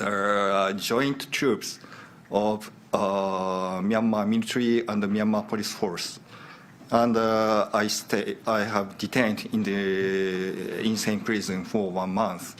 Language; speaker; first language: English; non-native, learner; Japanese